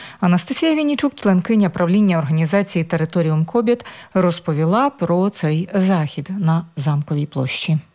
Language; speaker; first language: Ukrainian; native; Ukrainian